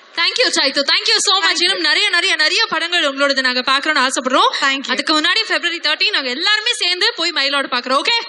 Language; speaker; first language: Tamil; native; Tamil